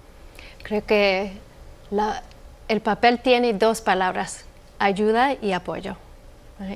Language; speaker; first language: Spanish; non-native, fluent; English